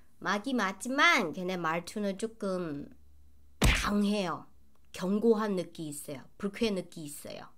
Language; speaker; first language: Korean; non-native, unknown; Chinese